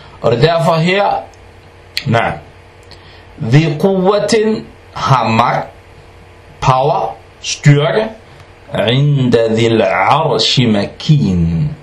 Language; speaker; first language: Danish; non-native, fluent; Arabic